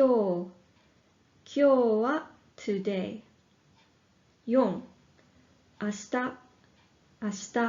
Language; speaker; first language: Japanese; non-native, fluent; English